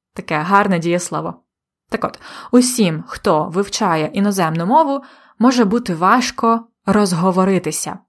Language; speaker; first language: Ukrainian; native; Ukrainian